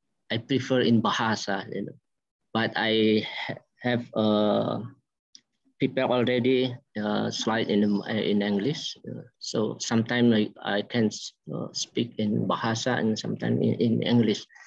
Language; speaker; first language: English; non-native, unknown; Indonesian